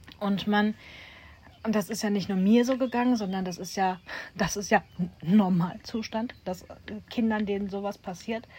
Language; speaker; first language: German; native; German